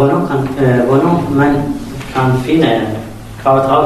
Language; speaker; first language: Danish; non-native, learner; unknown